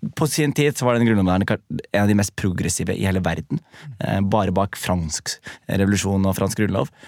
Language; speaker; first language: Norwegian; early bilingual, other home language; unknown